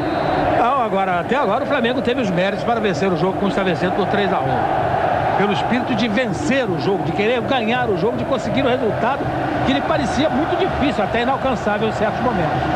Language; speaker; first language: Portuguese; native; Portuguese